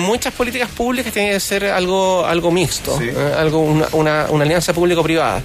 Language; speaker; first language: Spanish; native; Spanish